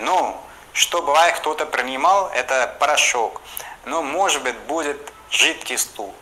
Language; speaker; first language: Russian; non-native, local second language; Kyrgyz